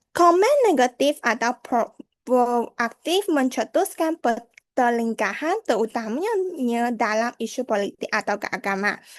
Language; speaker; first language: Malay; non-native, local second language; Chinese